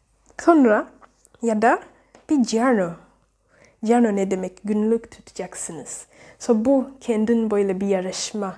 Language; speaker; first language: Turkish; non-native, learner; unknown